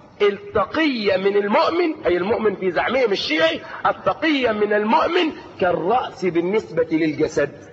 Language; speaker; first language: Arabic; native; Arabic